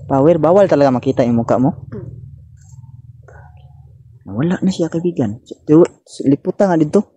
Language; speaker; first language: Filipino; non-native, local second language; Cebuano